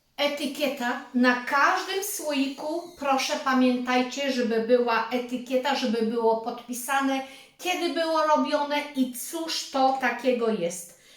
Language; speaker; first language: Polish; native; Polish